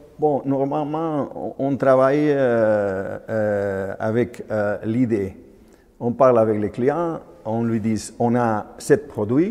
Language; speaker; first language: French; non-native, fluent; Spanish